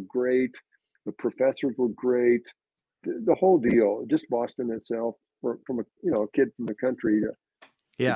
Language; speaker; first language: English; native; English